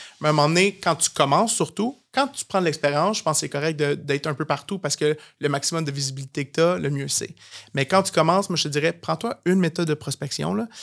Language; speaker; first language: French; native; French